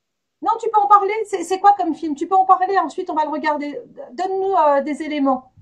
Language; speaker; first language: French; native; French